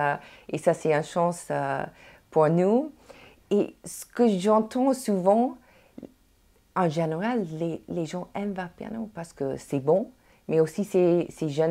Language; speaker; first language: French; non-native, fluent; English